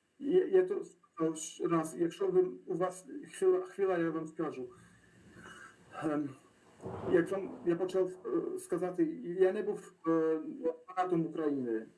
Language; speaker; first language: Polish; non-native, learner; Ukrainian